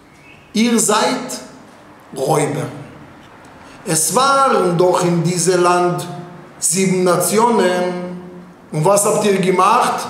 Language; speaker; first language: German; non-native, fluent; Hebrew